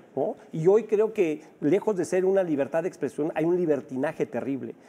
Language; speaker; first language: Spanish; native; Spanish